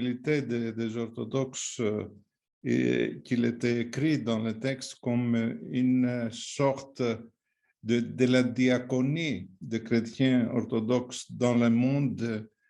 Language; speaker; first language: French; non-native, fluent; Greek